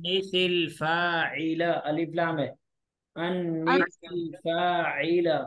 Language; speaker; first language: Arabic; non-native, fluent; Urdu